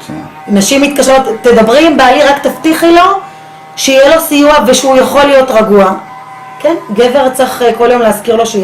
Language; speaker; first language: Hebrew; native; Hebrew